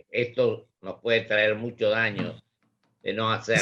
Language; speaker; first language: Spanish; native; Spanish